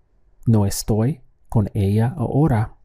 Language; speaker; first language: Spanish; non-native, fluent; English